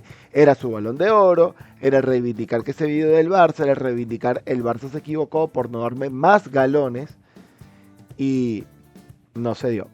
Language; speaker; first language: Spanish; native; Spanish